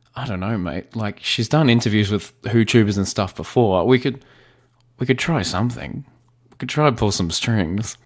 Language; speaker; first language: English; native; English